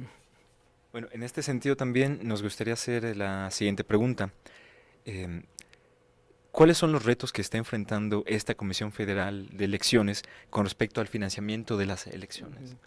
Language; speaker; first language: Spanish; native; Spanish